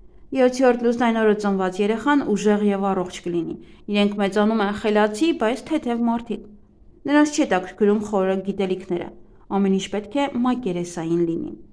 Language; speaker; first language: Armenian; native; Armenian